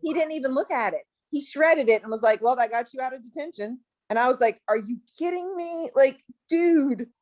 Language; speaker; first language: English; native; English